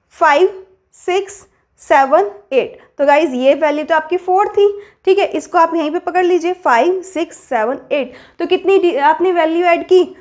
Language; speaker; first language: Hindi; native; Hindi